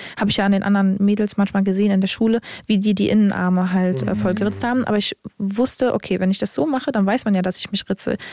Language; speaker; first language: German; early bilingual, other home language; Serbian